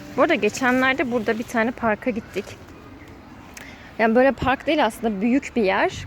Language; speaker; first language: Turkish; early bilingual, heritage; Turkish